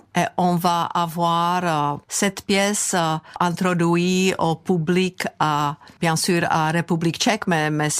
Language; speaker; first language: French; non-native, fluent; Czech